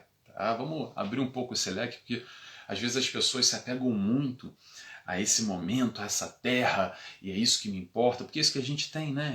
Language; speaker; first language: Portuguese; native; Portuguese